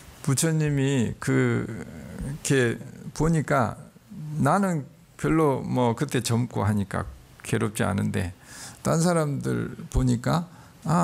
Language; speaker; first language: Korean; native; Korean